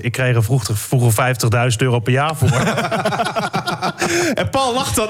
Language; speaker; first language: Dutch; native; Dutch